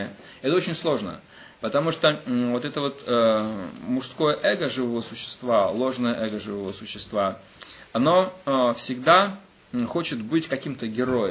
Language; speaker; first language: Russian; native; Russian